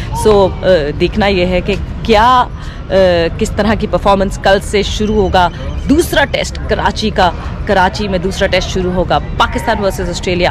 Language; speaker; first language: Urdu; native; Urdu